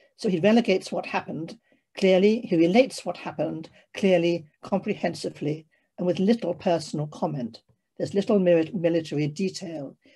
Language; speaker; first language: English; native; English